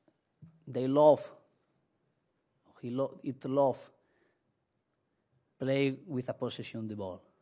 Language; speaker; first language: English; non-native, learner; Spanish